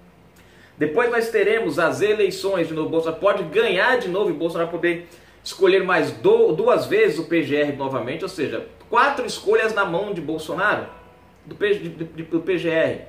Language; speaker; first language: Portuguese; native; Portuguese